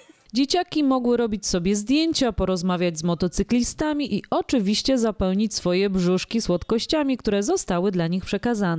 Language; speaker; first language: Polish; native; Polish